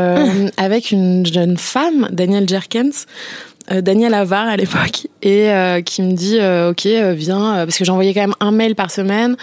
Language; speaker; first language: French; native; French